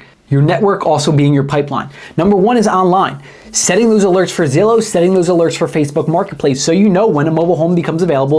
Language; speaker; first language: English; native; English